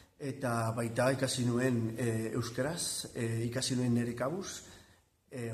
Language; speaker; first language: Basque; non-native, local second language; Spanish